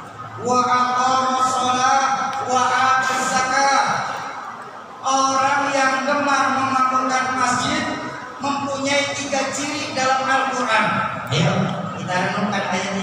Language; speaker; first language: Indonesian; native; Indonesian